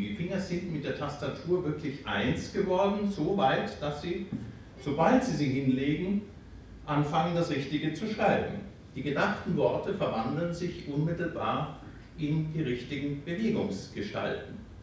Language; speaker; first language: German; native; German